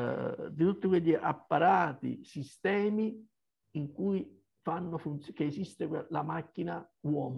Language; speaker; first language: Italian; native; Italian